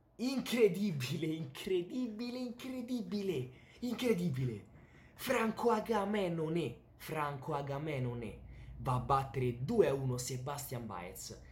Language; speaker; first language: Italian; native; Italian